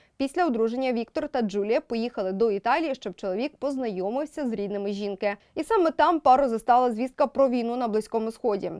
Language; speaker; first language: Ukrainian; native; Ukrainian